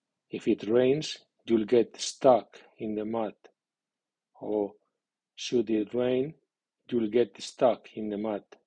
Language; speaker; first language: English; non-native, fluent; Spanish